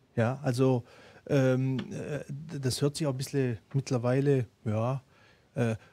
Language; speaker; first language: German; early bilingual, other home language; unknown